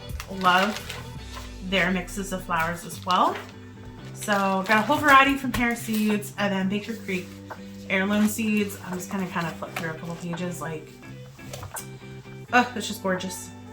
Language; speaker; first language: English; native; English